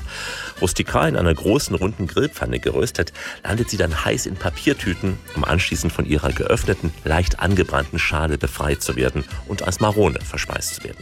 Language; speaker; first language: German; native; German